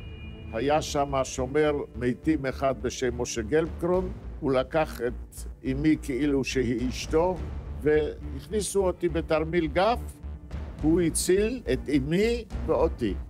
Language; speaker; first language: Hebrew; non-native, fluent; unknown